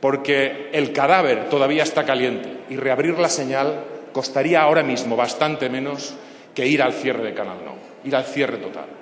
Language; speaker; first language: Spanish; non-native, local second language; Catalan